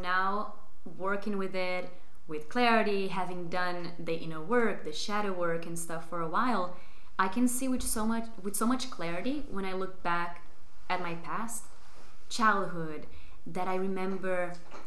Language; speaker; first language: English; non-native, fluent; Portuguese